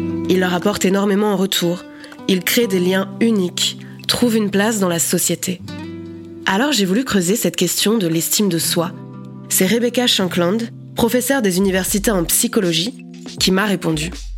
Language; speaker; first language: French; native; French